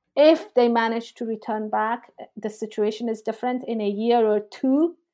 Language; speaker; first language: English; non-native, fluent; Persian